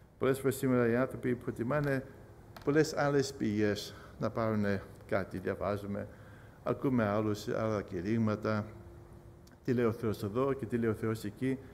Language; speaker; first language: Greek; early bilingual, heritage; Greek